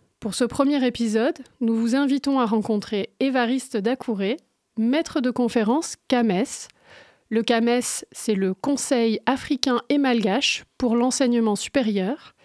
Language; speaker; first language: French; native; French